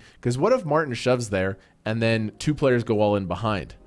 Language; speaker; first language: English; native; English